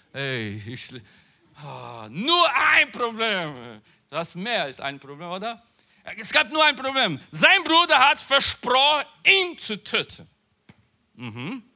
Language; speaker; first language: German; non-native, learner; Portuguese